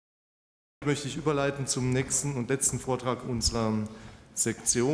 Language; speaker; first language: German; native; German